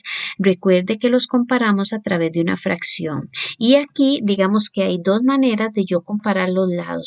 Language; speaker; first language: Spanish; native; Spanish